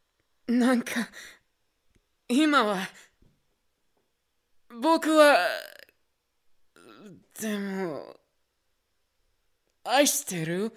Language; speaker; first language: Japanese; non-native, learner; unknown